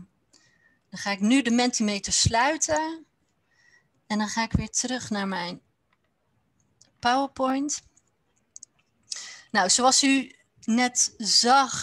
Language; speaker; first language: Dutch; native; Dutch